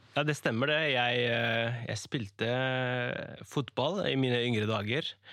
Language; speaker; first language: Norwegian; early bilingual, other home language; Kurdish